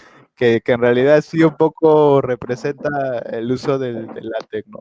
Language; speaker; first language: Spanish; native; Spanish